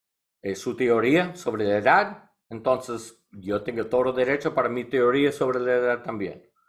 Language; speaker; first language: Spanish; non-native, learner; English